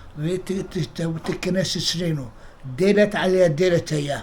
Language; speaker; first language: Hebrew; early bilingual, other home language; Arabic